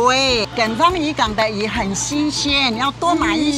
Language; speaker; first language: Chinese; native; Chinese